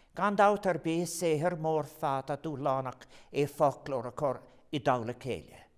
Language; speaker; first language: Irish; non-native, local second language; English